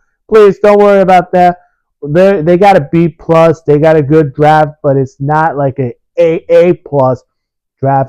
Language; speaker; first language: English; early bilingual, other home language; Spanish